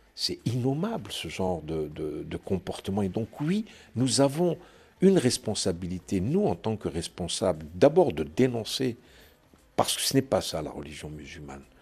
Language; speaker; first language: French; non-native, local second language; Arabic